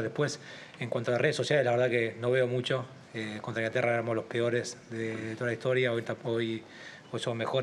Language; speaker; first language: Spanish; native; Spanish